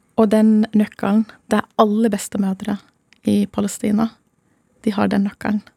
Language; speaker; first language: Norwegian; non-native, fluent; Arabic